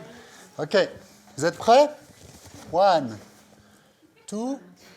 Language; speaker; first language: French; native; French